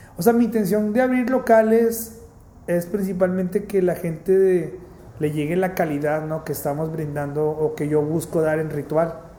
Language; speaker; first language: Spanish; native; Spanish